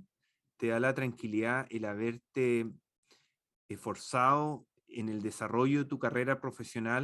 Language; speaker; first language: Spanish; native; Spanish